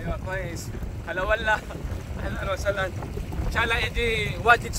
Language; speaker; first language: Arabic; non-native, learner; Cebuano